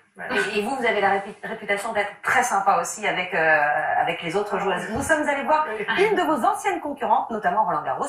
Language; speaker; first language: French; native; French